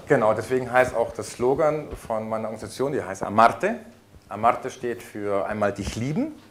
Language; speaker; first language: German; early bilingual, heritage; Spanish